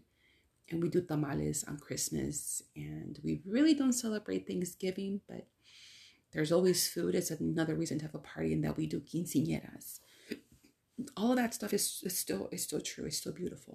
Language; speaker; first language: English; early bilingual, other home language; Spanish